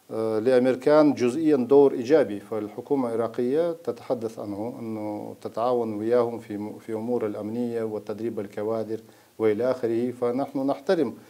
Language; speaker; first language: Arabic; non-native, fluent; Russian